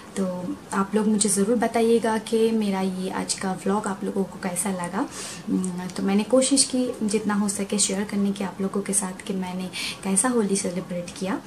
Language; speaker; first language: Hindi; non-native, local second language; Bangla